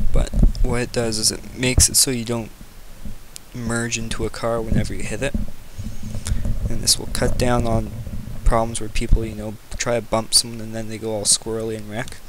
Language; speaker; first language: English; native; English